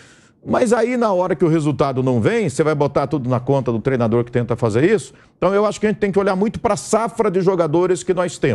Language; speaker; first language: Portuguese; native; Portuguese